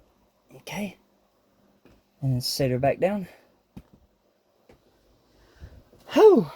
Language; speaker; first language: English; native; English